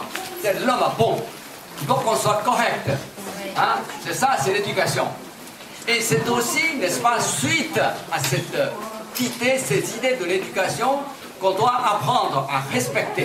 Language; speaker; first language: French; non-native, fluent; Chinese